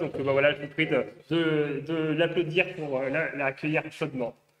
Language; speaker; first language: French; native; French